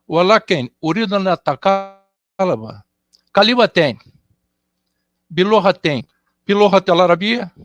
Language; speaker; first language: Arabic; non-native, fluent; Portuguese